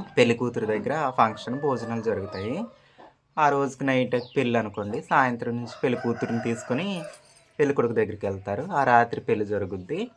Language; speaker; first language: Telugu; native; Telugu